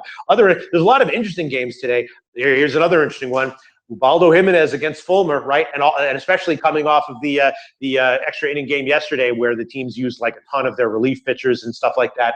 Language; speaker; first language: English; native; English